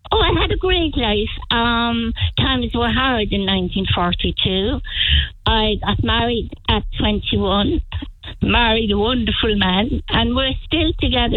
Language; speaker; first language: English; native; English